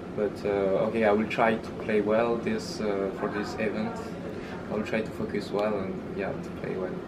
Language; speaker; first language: English; early bilingual, other home language; Malagasy